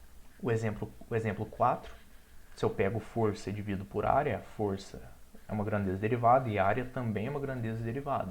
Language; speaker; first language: Portuguese; native; Portuguese